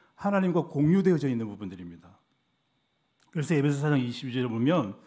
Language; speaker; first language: Korean; native; Korean